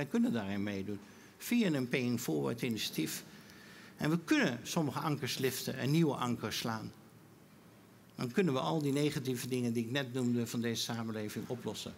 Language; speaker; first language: Dutch; native; Dutch